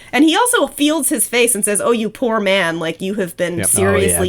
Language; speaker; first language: English; native; English